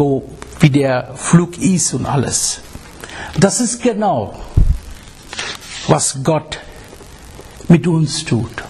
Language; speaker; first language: German; non-native, learner; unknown